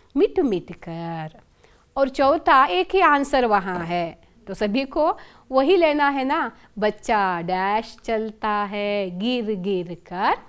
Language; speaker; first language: Hindi; non-native, local second language; Kannada